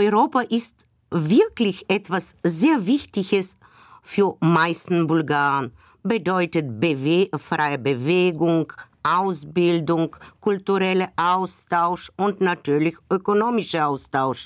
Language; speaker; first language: German; non-native, fluent; Bulgarian